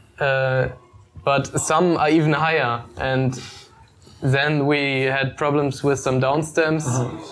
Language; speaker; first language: English; non-native, fluent; German